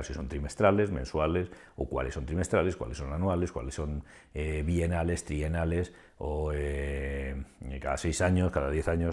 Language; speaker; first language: Spanish; native; Spanish